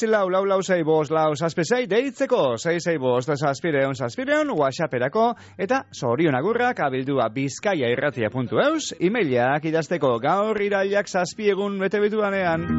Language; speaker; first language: Basque; native; Basque